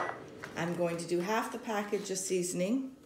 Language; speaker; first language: English; native; English